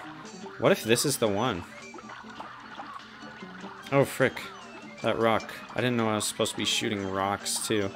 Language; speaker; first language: English; native; English